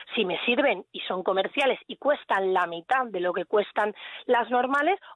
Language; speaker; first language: Spanish; native; Spanish